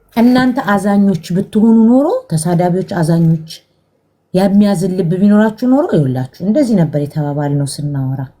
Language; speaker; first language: Amharic; native; Amharic